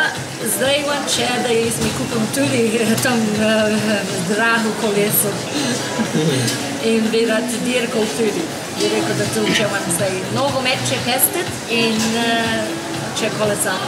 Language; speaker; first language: Slovenian; early bilingual, heritage; Slovenian